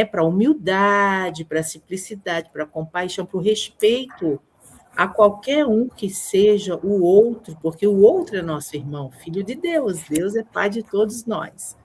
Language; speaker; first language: Portuguese; native; Portuguese